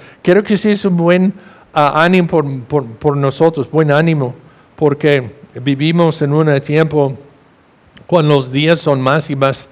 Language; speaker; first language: Spanish; non-native, fluent; English